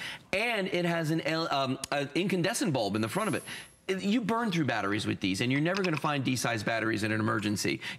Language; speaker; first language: English; native; English